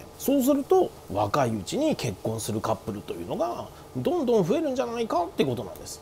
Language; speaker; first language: Japanese; native; Japanese